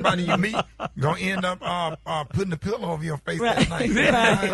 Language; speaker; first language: English; native; English